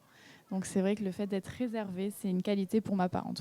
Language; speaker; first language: French; native; French